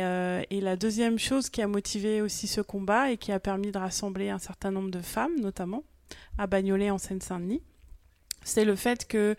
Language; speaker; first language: French; native; French